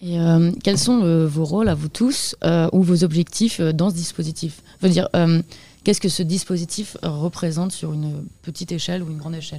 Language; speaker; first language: French; native; French